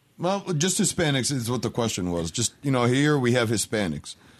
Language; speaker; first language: English; native; English